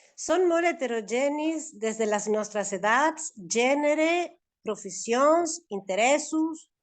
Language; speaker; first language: Catalan; non-native, learner; Spanish